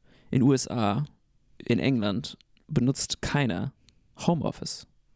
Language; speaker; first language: German; non-native, fluent; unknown